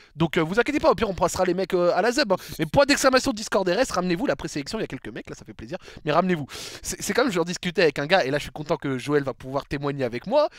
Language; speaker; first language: French; native; French